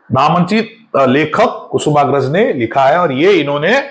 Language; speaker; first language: Hindi; non-native, local second language; Marathi